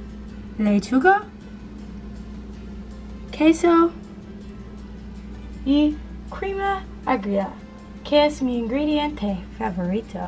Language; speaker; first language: Spanish; non-native, learner; English